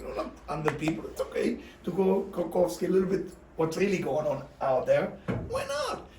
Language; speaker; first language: English; non-native, fluent; Hebrew